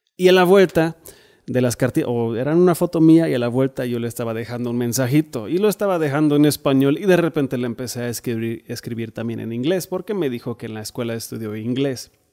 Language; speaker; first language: Spanish; non-native, fluent; German